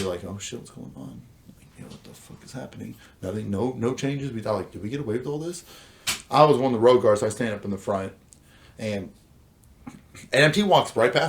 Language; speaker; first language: English; native; English